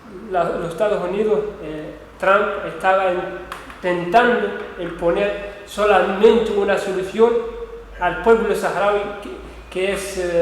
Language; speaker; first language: Spanish; non-native, local second language; Arabic